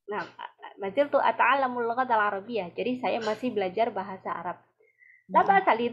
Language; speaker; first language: Arabic; non-native, fluent; Indonesian